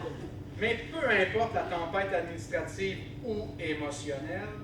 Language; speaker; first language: French; native; French